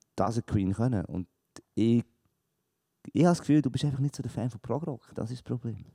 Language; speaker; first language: German; native; German